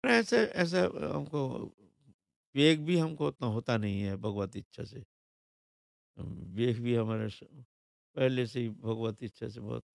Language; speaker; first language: Hindi; non-native, local second language; Bangla